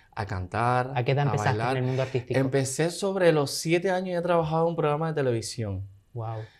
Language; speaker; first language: Spanish; native; Spanish